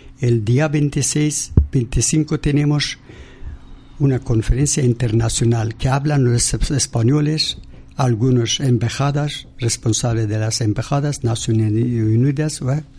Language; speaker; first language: Spanish; non-native, learner; Persian